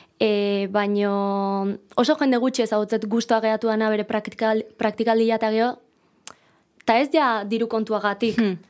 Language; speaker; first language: Basque; native; Basque